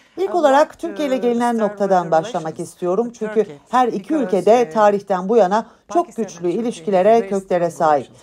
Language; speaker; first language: Turkish; native; Turkish